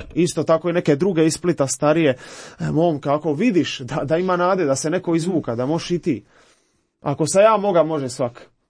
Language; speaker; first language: Croatian; native; Croatian